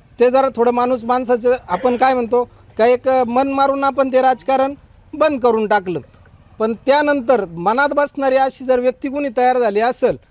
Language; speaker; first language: Marathi; native; Marathi